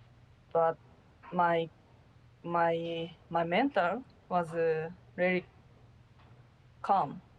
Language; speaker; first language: English; non-native, learner; Japanese